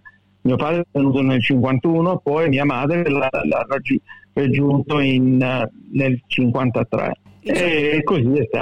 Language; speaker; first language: Italian; early bilingual, heritage; Italian